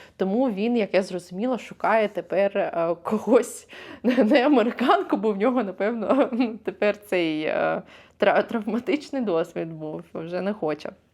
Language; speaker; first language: Ukrainian; native; Ukrainian